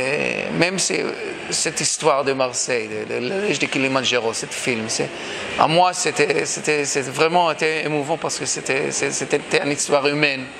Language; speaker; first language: French; non-native, fluent; Hebrew